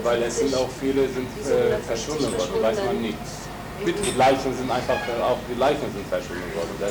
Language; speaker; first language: German; non-native, learner; Turkish